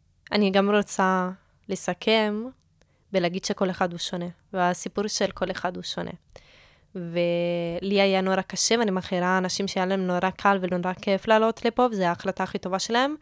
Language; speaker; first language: Hebrew; non-native, fluent; Italian